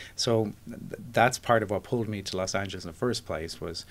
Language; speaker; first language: English; native; English